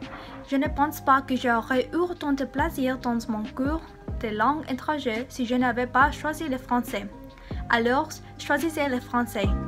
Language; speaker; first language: French; non-native, learner; English